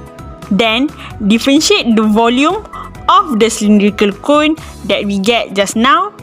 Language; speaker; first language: English; non-native, local second language; Malay